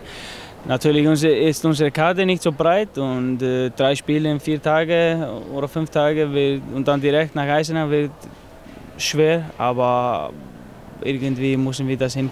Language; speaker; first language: German; non-native, fluent; Icelandic